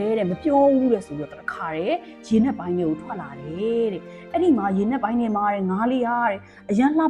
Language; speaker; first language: Burmese; native; Burmese